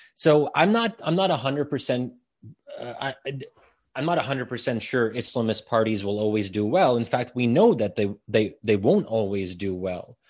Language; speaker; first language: English; native; English